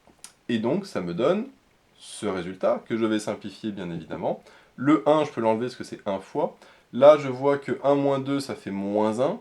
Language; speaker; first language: French; native; French